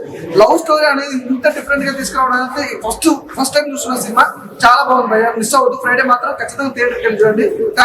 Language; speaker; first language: Telugu; native; Telugu